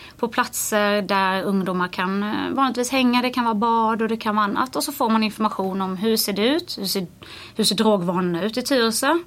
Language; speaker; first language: Swedish; native; Swedish